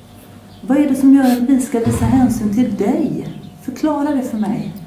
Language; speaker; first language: Swedish; native; Swedish